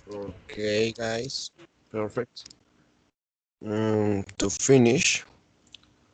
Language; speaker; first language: English; non-native, learner; Spanish